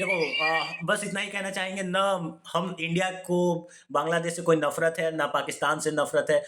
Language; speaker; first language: Hindi; native; Hindi